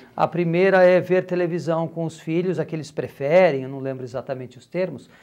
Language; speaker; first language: Portuguese; native; Portuguese